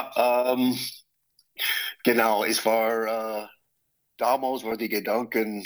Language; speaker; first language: German; non-native, fluent; English